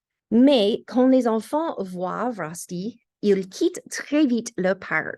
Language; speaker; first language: French; non-native, fluent; English